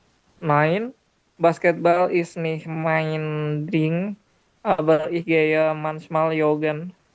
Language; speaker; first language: German; non-native, learner; Indonesian